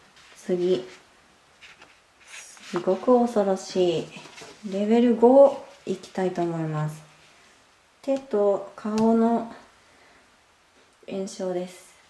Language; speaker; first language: Japanese; native; Japanese